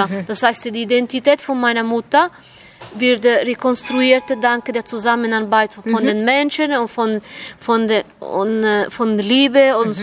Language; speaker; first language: German; non-native, fluent; Italian